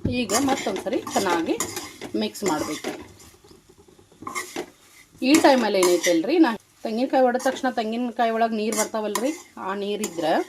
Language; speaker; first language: Kannada; native; Kannada